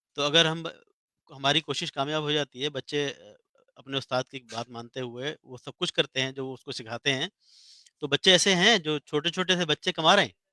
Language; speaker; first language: Urdu; native; Urdu